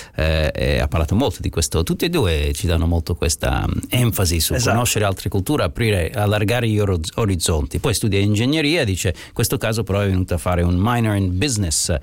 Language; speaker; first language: Italian; non-native, fluent; English